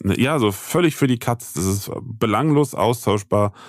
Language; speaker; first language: German; native; German